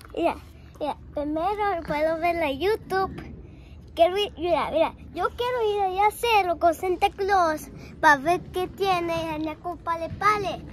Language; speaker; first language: Spanish; early bilingual, heritage; Spanish